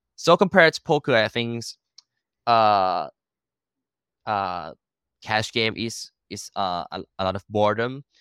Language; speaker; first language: English; non-native, learner; Thai